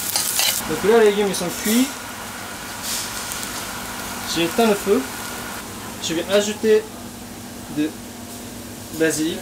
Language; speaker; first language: French; non-native, learner; Japanese